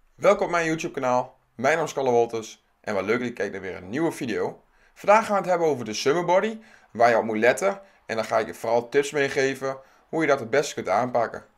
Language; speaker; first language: Dutch; native; Dutch